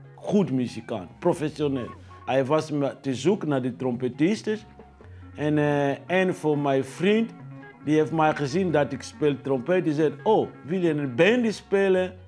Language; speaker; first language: Dutch; non-native, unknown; Lingala